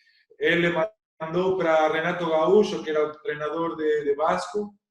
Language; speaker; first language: Portuguese; non-native, learner; Spanish